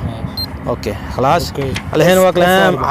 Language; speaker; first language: Arabic; non-native, learner; Punjabi